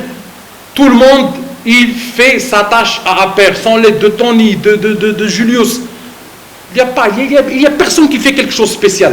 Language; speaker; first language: French; non-native, fluent; Arabic